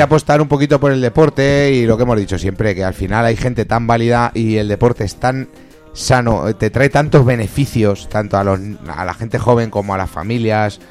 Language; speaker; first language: Spanish; native; Spanish